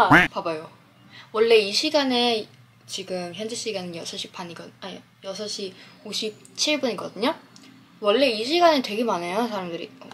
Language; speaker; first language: Korean; non-native, fluent; Filipino